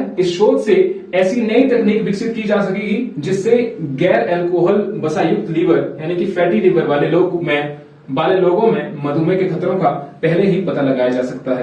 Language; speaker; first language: Hindi; native; Hindi